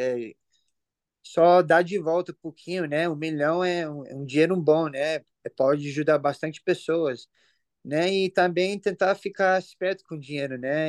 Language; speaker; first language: Portuguese; early bilingual, heritage; English